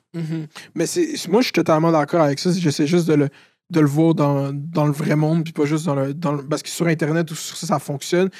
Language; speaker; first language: French; native; French